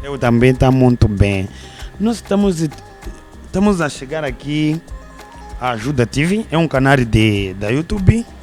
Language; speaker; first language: Portuguese; non-native, learner; Kinyarwanda